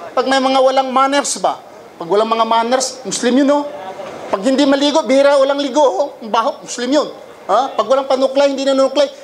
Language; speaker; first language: Filipino; non-native, local second language; Cebuano